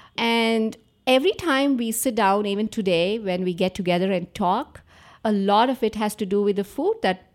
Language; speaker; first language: English; non-native, local second language; Telugu